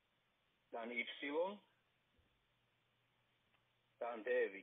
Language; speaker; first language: German; non-native, learner; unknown